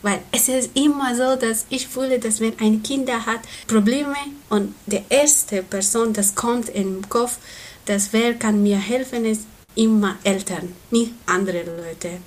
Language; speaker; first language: German; non-native, learner; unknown